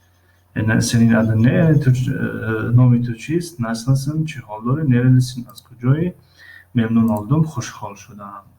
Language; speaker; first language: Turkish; non-native, fluent; Tajik